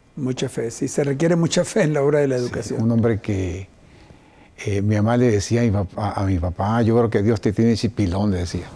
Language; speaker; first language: Spanish; native; Spanish